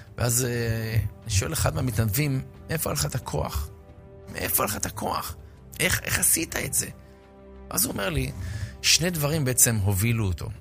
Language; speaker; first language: Hebrew; native; Hebrew